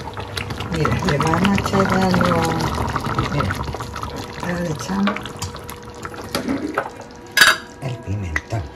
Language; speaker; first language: Spanish; native; Spanish